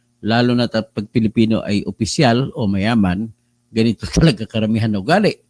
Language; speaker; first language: Filipino; non-native, local second language; Cebuano